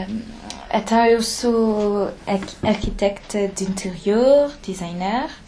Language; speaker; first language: Portuguese; early bilingual, heritage; French